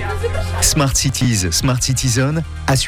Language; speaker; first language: French; native; French